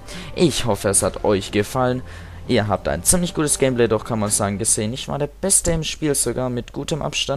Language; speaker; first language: German; native; German